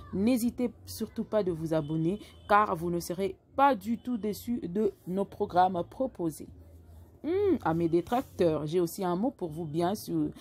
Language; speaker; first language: French; non-native, local second language; Lingala